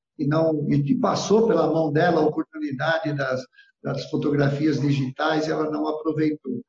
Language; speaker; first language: Portuguese; early bilingual, other home language; Italian